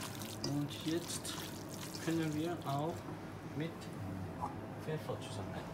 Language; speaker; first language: German; non-native, learner; Korean